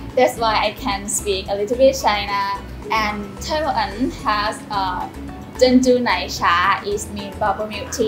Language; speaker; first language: English; non-native, learner; Thai